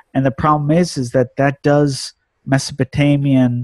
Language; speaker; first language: English; native; English